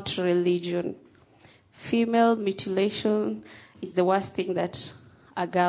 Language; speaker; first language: English; non-native, local second language; Somali